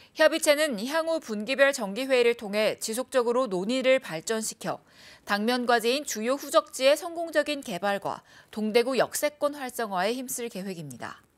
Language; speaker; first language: Korean; native; Korean